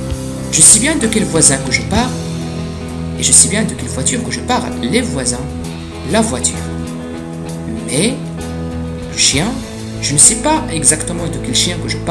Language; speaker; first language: French; non-native, fluent; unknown